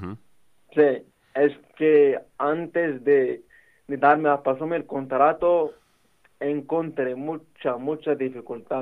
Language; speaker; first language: Spanish; non-native, learner; Arabic